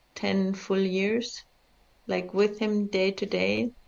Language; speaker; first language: English; early bilingual, other home language; German